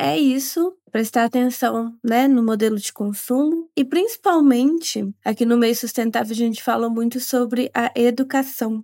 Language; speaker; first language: Portuguese; native; Portuguese